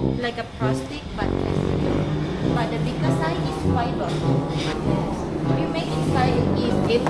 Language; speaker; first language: English; non-native, learner; Thai